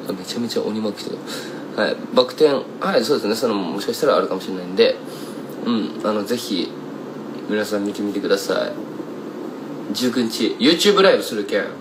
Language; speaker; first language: Japanese; native; Japanese